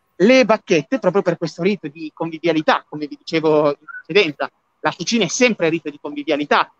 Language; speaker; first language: Italian; native; Italian